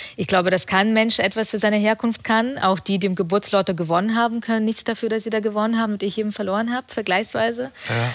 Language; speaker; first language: German; early bilingual, other home language; Russian